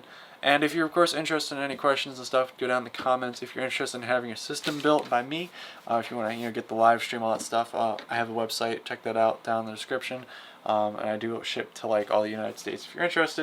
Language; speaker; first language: English; native; English